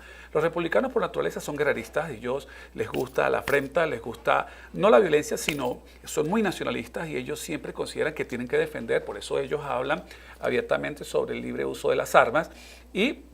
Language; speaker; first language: Spanish; native; Spanish